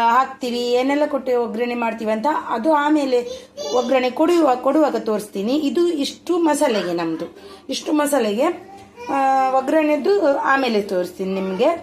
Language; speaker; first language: Kannada; non-native, local second language; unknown